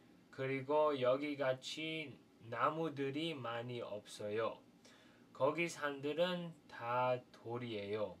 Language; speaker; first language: Korean; non-native, fluent; English